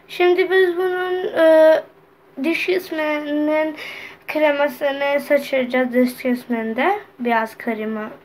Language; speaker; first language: Turkish; non-native, learner; Urdu